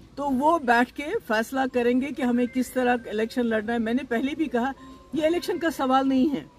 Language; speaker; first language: Hindi; non-native, local second language; Kashmiri